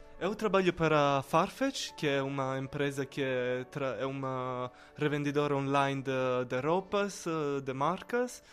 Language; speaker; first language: Portuguese; non-native, learner; Italian